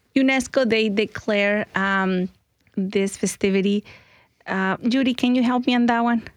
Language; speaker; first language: English; early bilingual, other home language; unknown